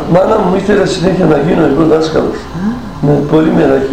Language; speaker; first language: Greek; non-native, local second language; Turkish